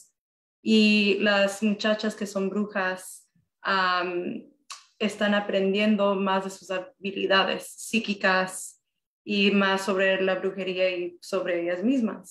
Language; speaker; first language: Spanish; early bilingual, heritage; Spanish